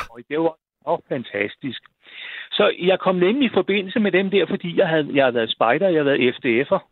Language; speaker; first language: Danish; native; Danish